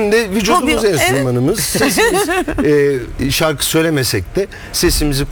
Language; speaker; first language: Turkish; native; Turkish